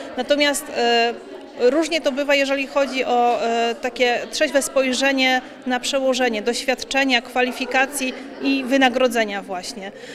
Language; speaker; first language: Polish; native; Polish